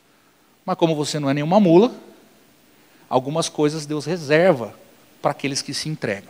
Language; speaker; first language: Portuguese; native; Portuguese